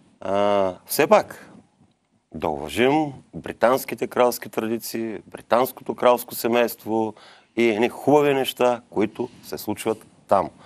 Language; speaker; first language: Bulgarian; native; Bulgarian